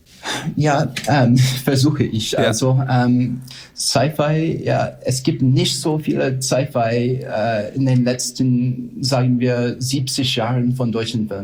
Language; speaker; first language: German; non-native, fluent; English